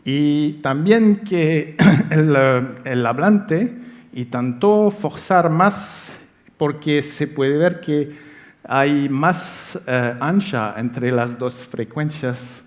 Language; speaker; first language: Spanish; non-native, fluent; French